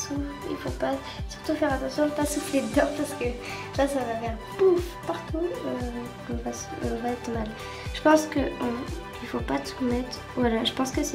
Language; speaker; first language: French; native; French